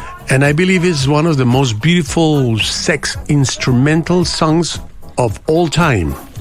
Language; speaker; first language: English; non-native, fluent; Spanish